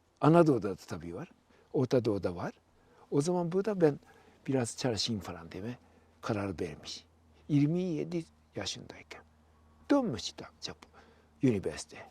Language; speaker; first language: Turkish; non-native, fluent; Japanese